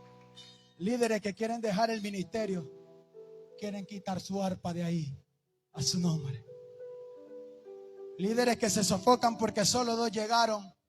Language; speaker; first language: Spanish; native; Spanish